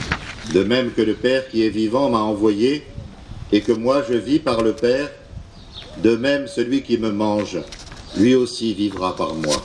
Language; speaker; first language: French; native; French